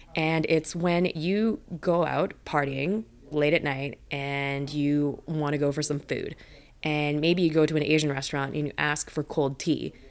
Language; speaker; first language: English; native; English